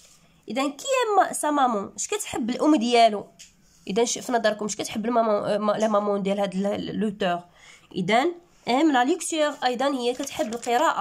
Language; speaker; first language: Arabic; native; Arabic